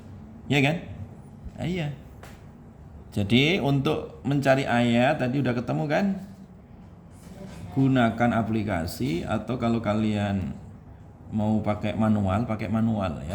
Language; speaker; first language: Indonesian; native; Indonesian